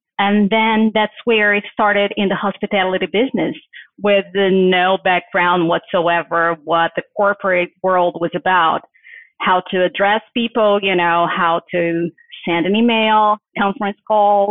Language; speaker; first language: English; non-native, fluent; Portuguese